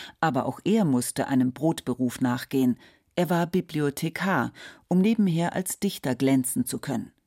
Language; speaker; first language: German; native; German